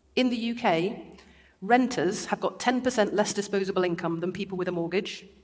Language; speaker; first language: English; native; English